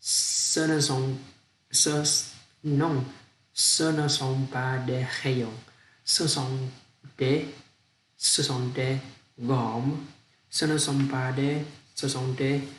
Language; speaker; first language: French; non-native, learner; Vietnamese